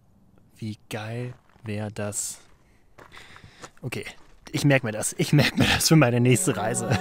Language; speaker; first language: German; native; German